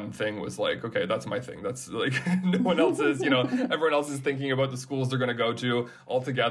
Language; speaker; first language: English; native; English